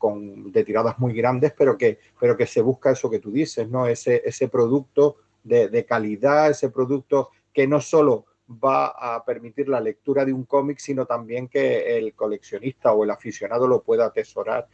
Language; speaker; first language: Spanish; native; Spanish